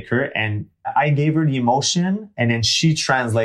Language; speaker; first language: English; non-native, fluent; French